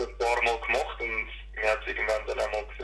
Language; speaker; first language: German; native; German